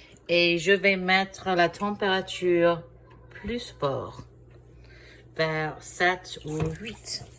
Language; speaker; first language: French; non-native, fluent; English